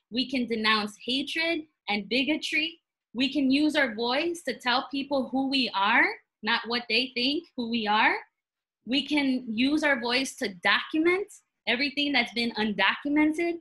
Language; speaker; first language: English; early bilingual, other home language; Spanish